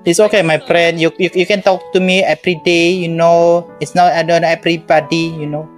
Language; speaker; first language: English; non-native, learner; Indonesian